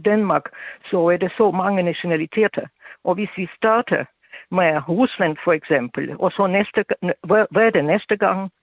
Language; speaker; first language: Danish; non-native, fluent; Russian